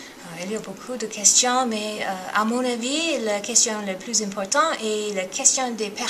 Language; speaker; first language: French; non-native, learner; English